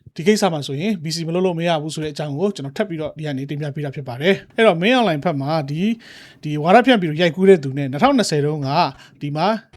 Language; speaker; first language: Burmese; native; Burmese